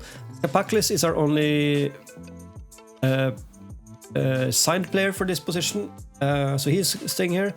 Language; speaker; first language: English; non-native, fluent; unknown